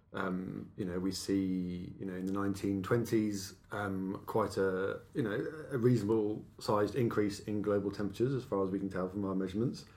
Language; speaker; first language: English; native; English